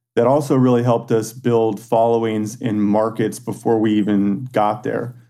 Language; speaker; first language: English; native; English